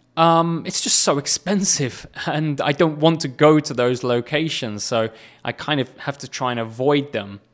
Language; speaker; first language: English; native; English